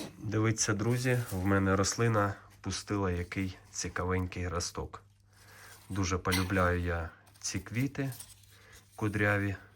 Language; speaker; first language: Ukrainian; native; Ukrainian